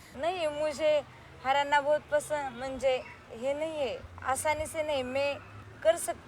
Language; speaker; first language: Hindi; non-native, local second language; Marathi